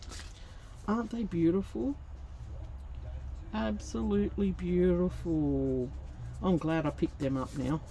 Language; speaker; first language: English; native; English